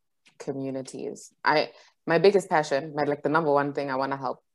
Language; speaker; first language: English; non-native, local second language; Shona